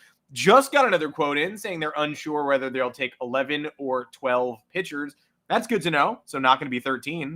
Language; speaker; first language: English; native; English